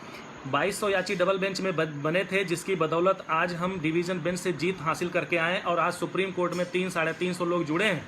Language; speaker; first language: Hindi; native; Hindi